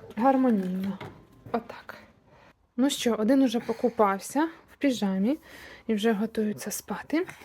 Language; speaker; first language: Ukrainian; native; Ukrainian